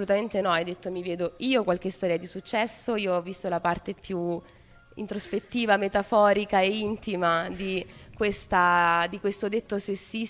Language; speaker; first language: Italian; native; Italian